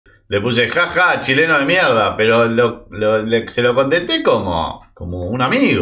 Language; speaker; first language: Spanish; native; Spanish